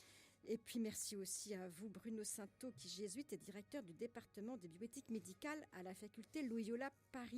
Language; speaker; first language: French; native; French